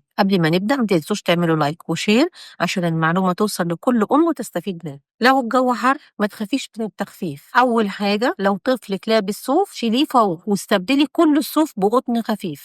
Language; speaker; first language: Arabic; native; Arabic